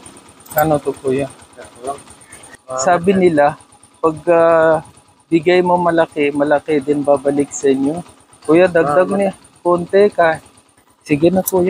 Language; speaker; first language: Filipino; non-native, learner; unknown